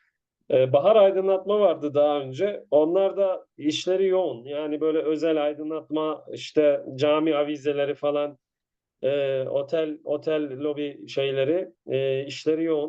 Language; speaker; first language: Turkish; native; Turkish